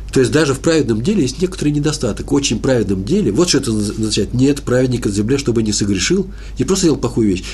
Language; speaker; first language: Russian; native; Russian